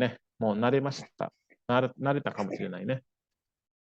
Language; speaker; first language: Japanese; non-native, fluent; Indonesian